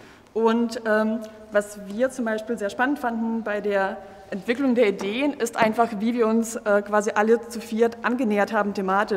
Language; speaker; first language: German; native; German